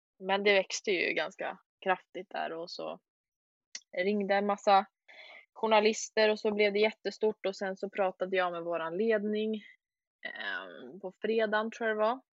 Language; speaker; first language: Swedish; native; Swedish